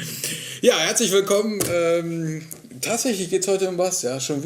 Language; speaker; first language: German; native; German